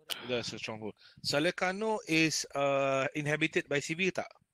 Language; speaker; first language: English; non-native, local second language; Malay